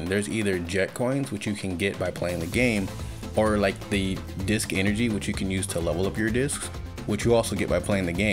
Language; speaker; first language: English; native; English